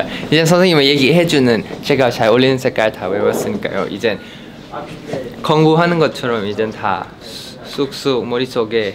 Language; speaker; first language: Korean; non-native, fluent; Thai